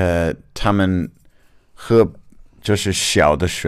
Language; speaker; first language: Chinese; non-native, learner; English